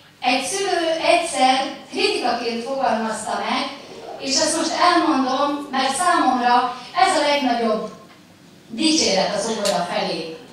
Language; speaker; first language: Hungarian; native; Hungarian